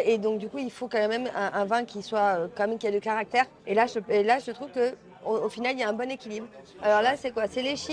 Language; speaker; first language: French; native; French